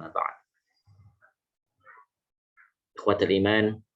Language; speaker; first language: Arabic; non-native, fluent; Indonesian